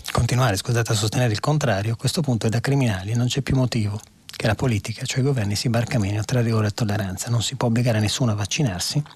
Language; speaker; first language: Italian; native; Italian